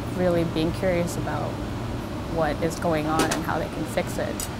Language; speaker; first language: English; native; English